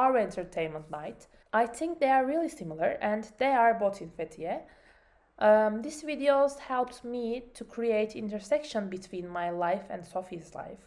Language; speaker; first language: English; non-native, learner; Turkish